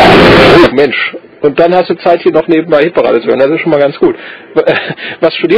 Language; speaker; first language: German; native; German